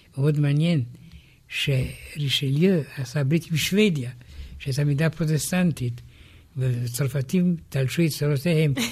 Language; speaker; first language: Hebrew; non-native, fluent; Romanian